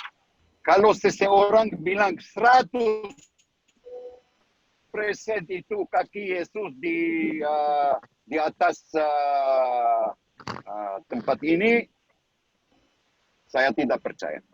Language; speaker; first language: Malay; non-native, learner; Hebrew